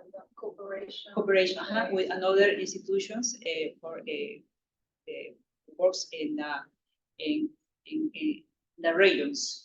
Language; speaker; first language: English; non-native, local second language; Spanish